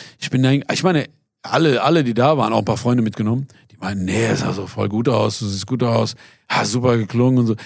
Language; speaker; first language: German; early bilingual, other home language; Persian